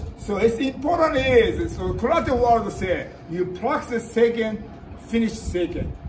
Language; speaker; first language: English; non-native, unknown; Japanese